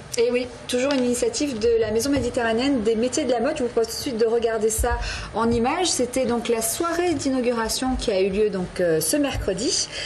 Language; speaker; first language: French; native; French